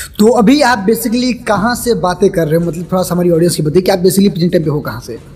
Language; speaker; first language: Hindi; native; Hindi